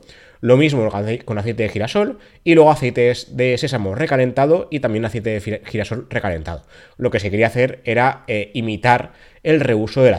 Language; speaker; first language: Spanish; native; Spanish